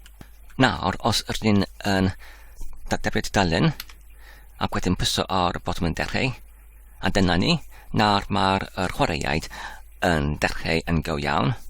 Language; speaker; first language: Welsh; non-native, learner; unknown